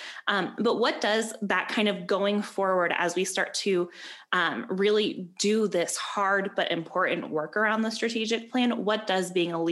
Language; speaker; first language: English; native; English